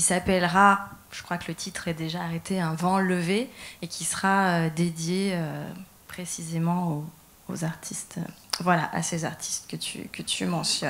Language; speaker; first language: French; native; French